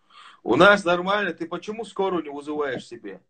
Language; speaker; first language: Russian; non-native, fluent; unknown